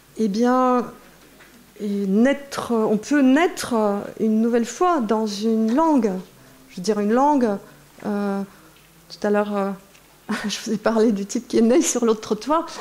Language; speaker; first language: French; non-native, fluent; Russian